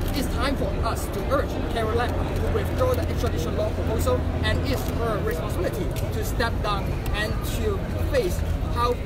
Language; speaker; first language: English; non-native, local second language; Cantonese